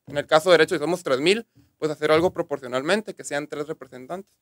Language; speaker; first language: Spanish; native; Spanish